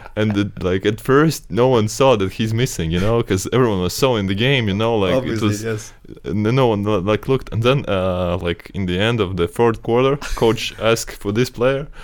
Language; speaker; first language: English; non-native, fluent; Latvian